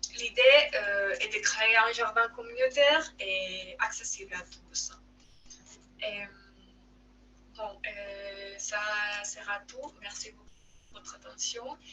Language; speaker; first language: French; non-native, learner; Spanish